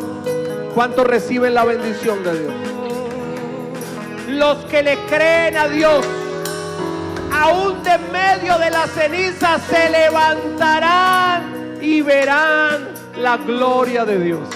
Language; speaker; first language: Spanish; native; Spanish